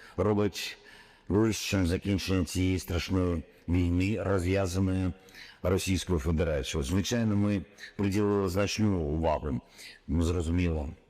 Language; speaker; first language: Ukrainian; non-native, local second language; Russian